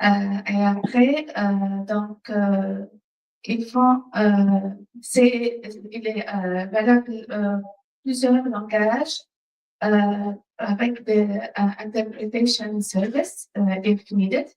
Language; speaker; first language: French; non-native, fluent; Arabic